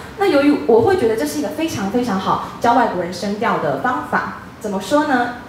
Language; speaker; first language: Chinese; native; Chinese